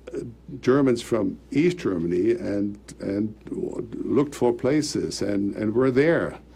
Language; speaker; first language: English; early bilingual, other home language; German